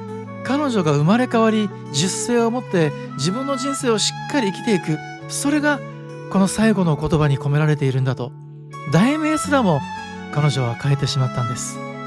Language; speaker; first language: Japanese; native; Japanese